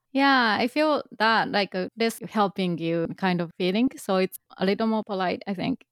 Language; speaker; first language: English; non-native, fluent; Japanese